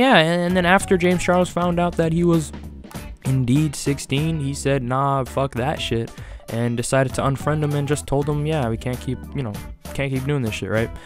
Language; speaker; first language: English; native; English